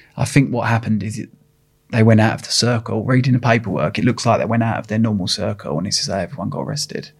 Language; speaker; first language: English; native; English